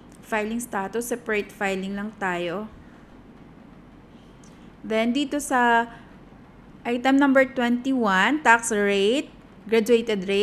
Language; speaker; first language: Filipino; native; Filipino